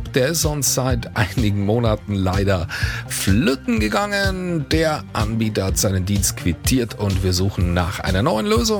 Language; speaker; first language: German; native; German